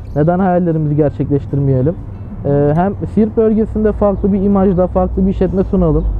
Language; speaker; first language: Turkish; native; Turkish